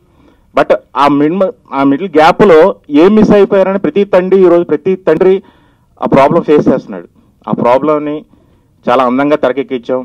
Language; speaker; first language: Telugu; native; Telugu